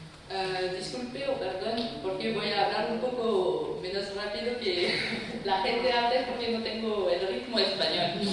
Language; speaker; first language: Spanish; non-native, fluent; French